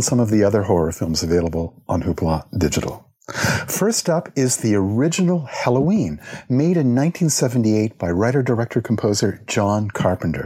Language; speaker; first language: English; native; English